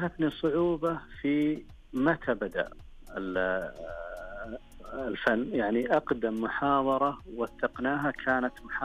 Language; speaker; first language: Arabic; native; Arabic